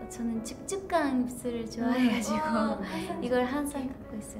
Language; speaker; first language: Korean; non-native, fluent; Japanese